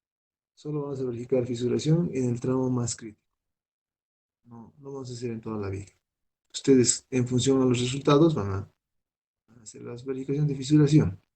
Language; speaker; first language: Spanish; native; Spanish